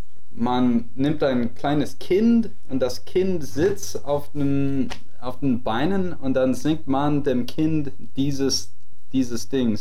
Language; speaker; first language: German; non-native, learner; English